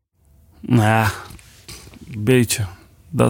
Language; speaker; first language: Dutch; non-native, learner; Portuguese